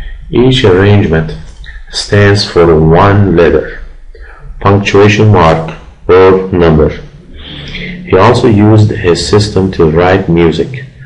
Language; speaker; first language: English; non-native, fluent; Persian